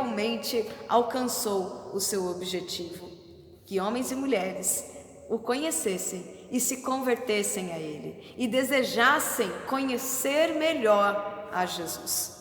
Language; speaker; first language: Portuguese; native; Portuguese